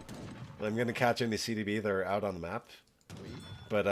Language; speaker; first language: English; native; English